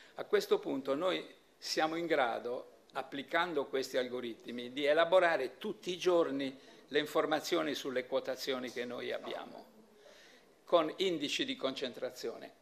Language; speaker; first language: Italian; native; Italian